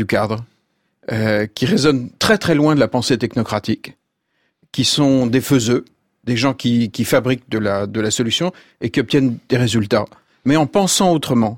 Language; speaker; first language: French; native; French